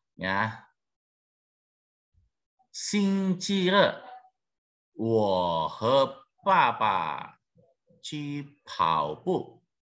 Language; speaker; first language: Chinese; non-native, fluent; Indonesian